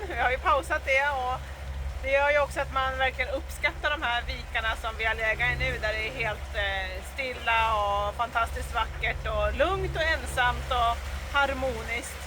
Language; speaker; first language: Swedish; native; Swedish